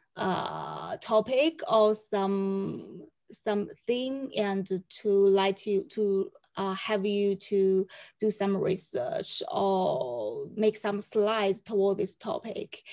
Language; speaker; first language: English; non-native, fluent; Chinese